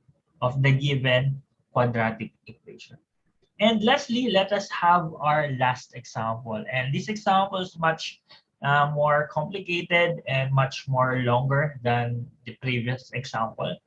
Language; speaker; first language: English; non-native, local second language; Filipino